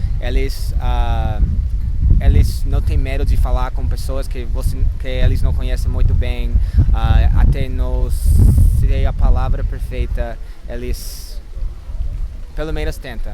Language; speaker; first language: Portuguese; non-native, learner; English